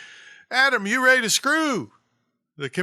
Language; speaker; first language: English; native; English